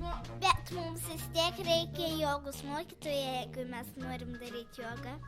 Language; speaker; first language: Lithuanian; early bilingual, heritage; Lithuanian